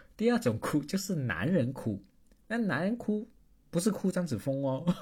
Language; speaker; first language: Chinese; native; Chinese